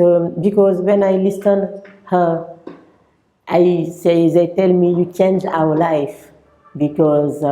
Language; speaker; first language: English; non-native, local second language; French